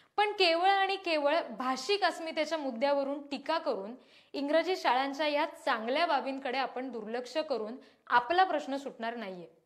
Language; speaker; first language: Marathi; native; Marathi